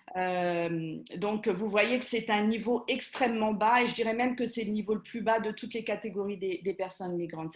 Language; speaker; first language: French; native; French